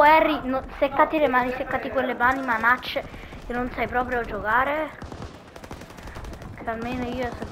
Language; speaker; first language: Italian; native; Italian